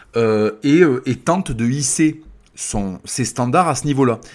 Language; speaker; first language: French; native; French